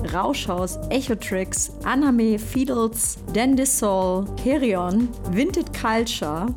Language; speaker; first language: English; non-native, fluent; German